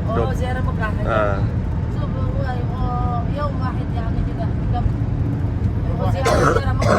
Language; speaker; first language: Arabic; non-native, fluent; Indonesian